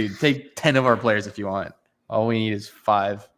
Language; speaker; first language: English; native; English